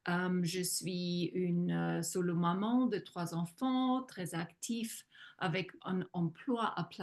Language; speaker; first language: French; non-native, fluent; German